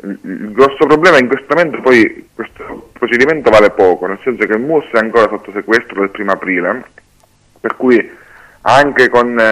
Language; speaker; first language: Italian; native; Italian